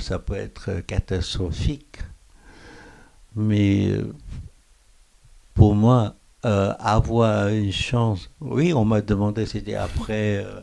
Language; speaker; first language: French; non-native, fluent; Korean